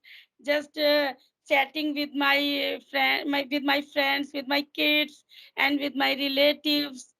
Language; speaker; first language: English; non-native, fluent; Hindi